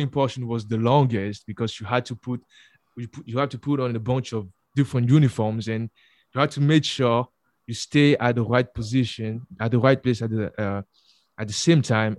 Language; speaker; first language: English; non-native, fluent; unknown